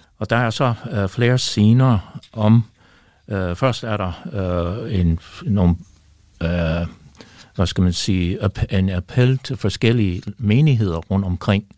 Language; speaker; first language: Danish; non-native, fluent; English